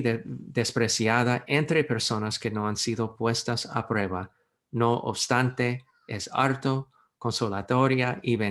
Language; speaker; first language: Spanish; non-native, fluent; English